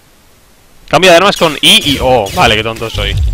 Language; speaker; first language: Spanish; native; Spanish